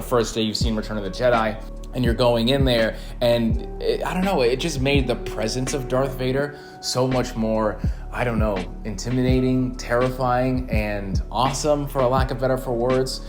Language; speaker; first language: English; native; English